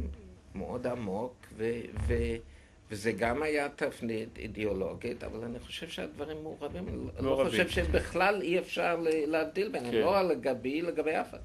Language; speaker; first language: Hebrew; non-native, fluent; German